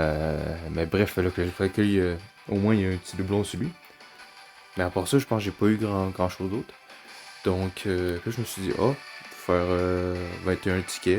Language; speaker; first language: French; native; French